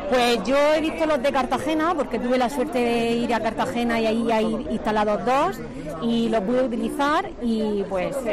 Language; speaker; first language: Spanish; native; Spanish